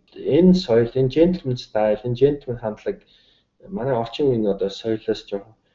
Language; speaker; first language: Mongolian; non-native, fluent; English